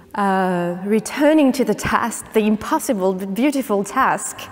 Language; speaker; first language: English; non-native, fluent; French